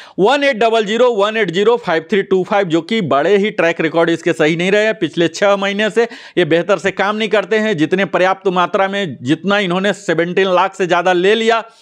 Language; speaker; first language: Hindi; native; Hindi